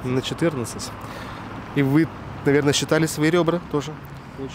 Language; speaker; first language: Russian; native; Russian